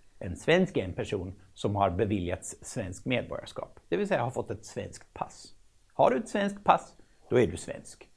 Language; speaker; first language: Swedish; native; Swedish